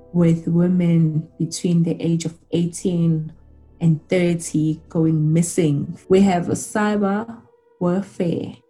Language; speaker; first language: English; non-native, local second language; Zulu